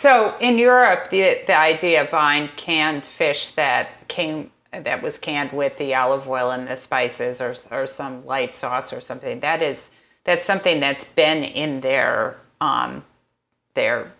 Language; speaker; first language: English; native; English